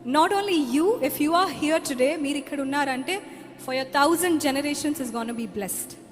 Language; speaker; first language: Telugu; native; Telugu